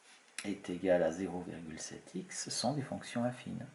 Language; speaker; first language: French; native; French